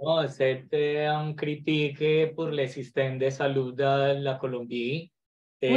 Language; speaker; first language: French; non-native, learner; Spanish